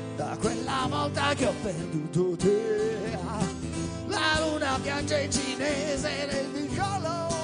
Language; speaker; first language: Italian; native; Italian